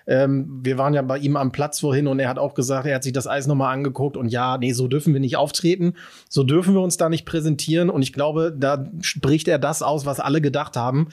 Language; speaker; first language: German; native; German